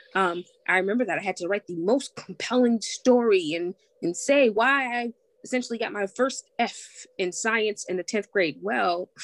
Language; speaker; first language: English; native; English